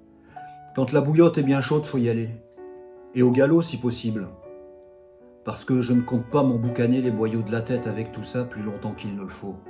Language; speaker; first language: French; native; French